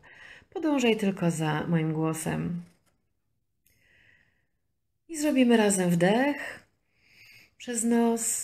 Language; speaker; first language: Polish; native; Polish